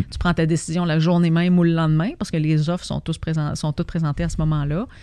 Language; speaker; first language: French; native; French